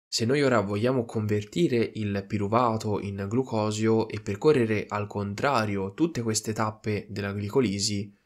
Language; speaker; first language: Italian; native; Italian